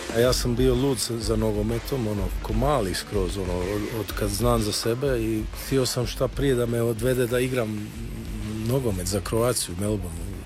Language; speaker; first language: Croatian; early bilingual, heritage; Croatian